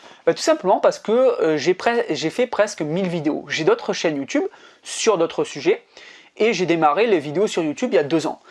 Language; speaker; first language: French; native; French